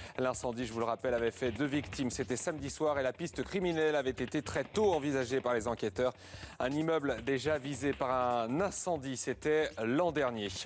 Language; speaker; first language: French; native; French